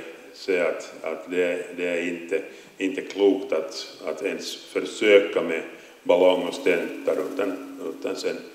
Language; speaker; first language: Swedish; non-native, local second language; Finnish